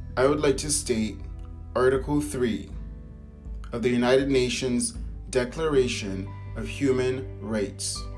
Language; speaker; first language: English; native; English